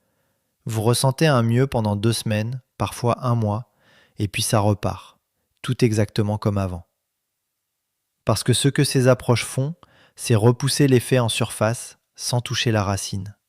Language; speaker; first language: French; native; French